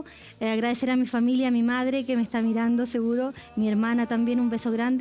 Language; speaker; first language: Spanish; native; Spanish